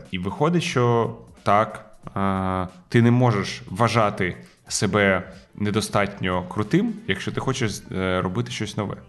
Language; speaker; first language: Ukrainian; non-native, local second language; Russian